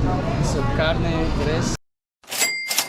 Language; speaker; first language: Spanish; early bilingual, heritage; English